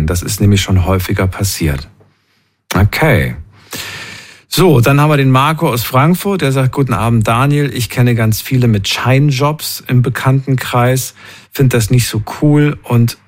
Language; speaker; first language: German; native; German